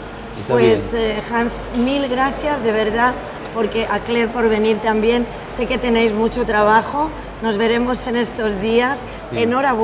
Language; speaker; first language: Spanish; native; Spanish